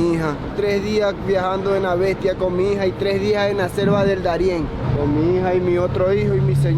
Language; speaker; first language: Spanish; native; Spanish